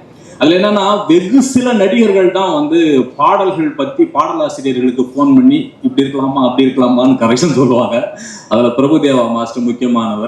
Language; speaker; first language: Tamil; native; Tamil